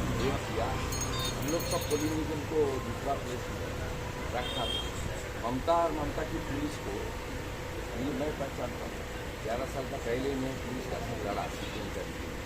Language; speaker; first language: Hindi; non-native, local second language; Bangla